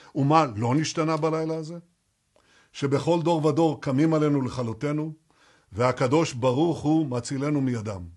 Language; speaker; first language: Hebrew; native; Hebrew